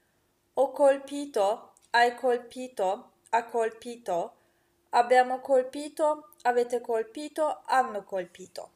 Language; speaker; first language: Italian; non-native, fluent; Turkish